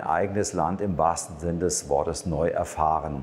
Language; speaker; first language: German; native; German